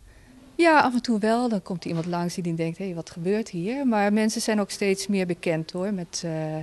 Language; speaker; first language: Dutch; native; Dutch